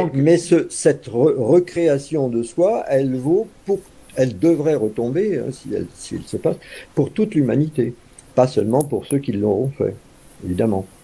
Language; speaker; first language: French; native; French